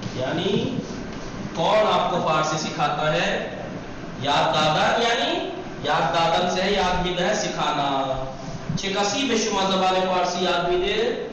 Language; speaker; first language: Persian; non-native, fluent; Urdu